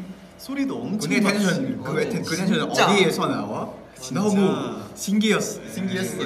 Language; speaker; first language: Korean; non-native, fluent; Vietnamese